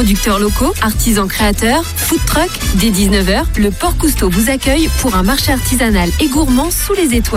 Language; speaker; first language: French; native; French